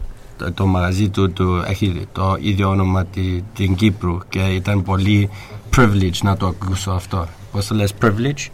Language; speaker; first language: Greek; early bilingual, heritage; English